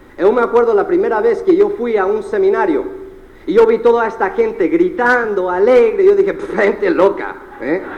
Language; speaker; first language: Spanish; early bilingual, heritage; Spanish